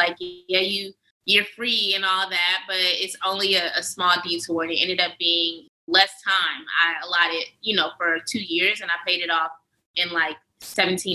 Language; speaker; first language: English; native; English